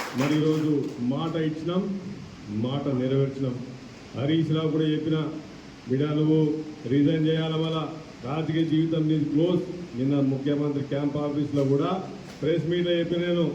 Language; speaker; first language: Telugu; native; Telugu